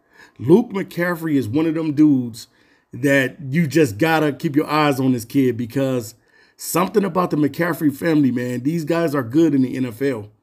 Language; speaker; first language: English; native; English